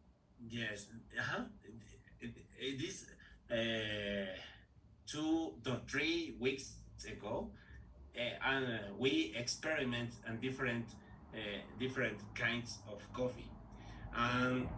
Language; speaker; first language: English; non-native, learner; Spanish